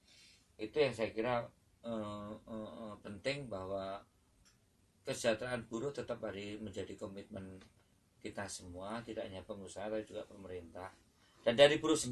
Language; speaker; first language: Indonesian; native; Indonesian